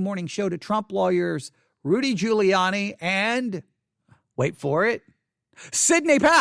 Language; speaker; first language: English; native; English